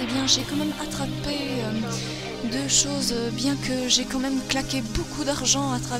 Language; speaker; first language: French; native; French